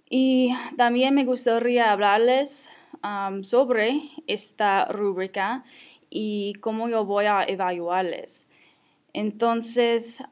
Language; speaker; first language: Spanish; non-native, fluent; English